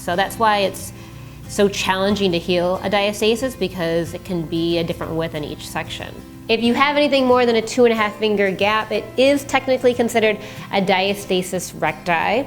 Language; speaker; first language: English; native; English